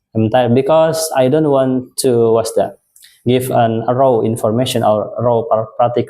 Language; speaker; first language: English; non-native, fluent; Indonesian